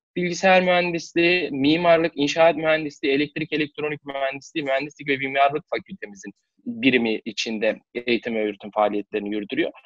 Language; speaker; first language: Turkish; native; Turkish